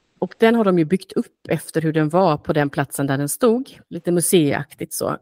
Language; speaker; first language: Swedish; native; Swedish